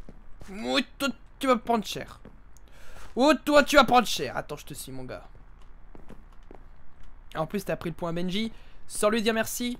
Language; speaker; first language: French; native; French